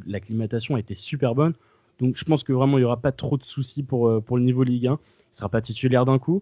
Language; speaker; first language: French; native; French